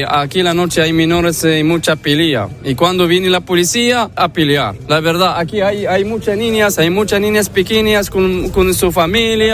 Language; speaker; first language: Spanish; non-native, learner; Arabic